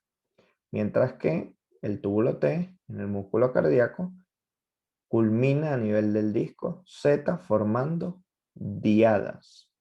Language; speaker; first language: Spanish; native; Spanish